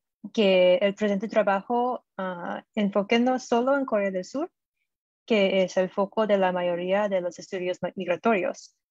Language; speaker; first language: Spanish; non-native, fluent; English